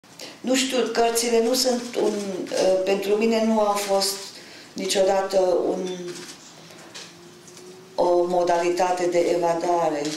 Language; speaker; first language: Romanian; non-native, local second language; German